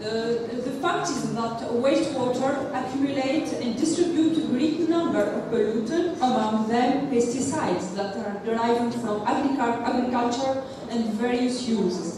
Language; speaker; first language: English; non-native, local second language; Arabic